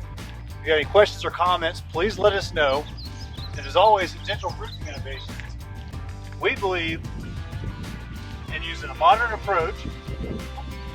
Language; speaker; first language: English; native; English